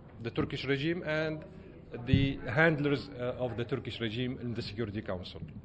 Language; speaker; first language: English; non-native, fluent; Arabic